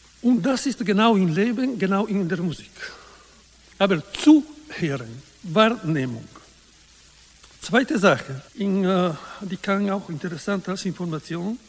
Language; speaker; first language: German; non-native, learner; Italian